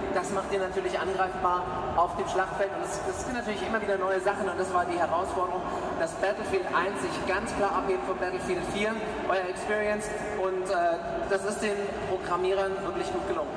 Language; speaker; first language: German; native; German